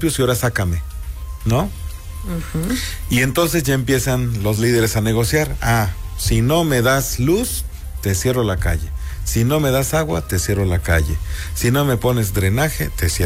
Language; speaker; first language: Spanish; native; Spanish